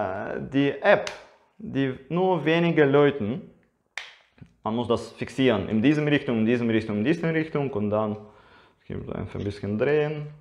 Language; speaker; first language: German; non-native, learner; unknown